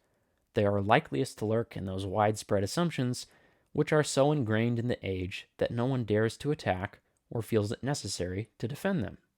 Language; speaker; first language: English; native; English